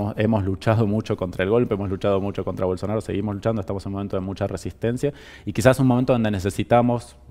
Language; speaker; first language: Spanish; native; Spanish